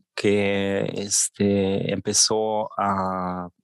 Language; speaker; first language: Spanish; early bilingual, heritage; German